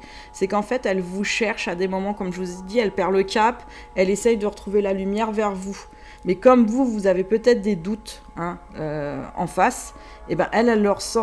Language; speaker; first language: French; native; French